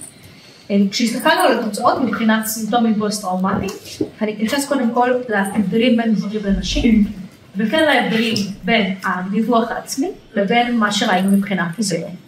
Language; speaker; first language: Hebrew; native; Hebrew